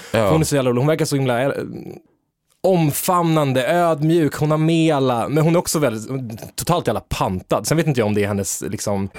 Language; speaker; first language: Swedish; native; Swedish